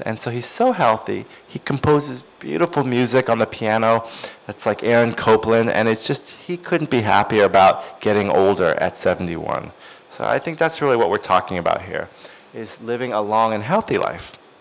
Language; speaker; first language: English; native; English